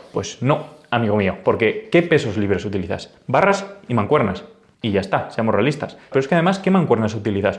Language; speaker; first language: Spanish; native; Spanish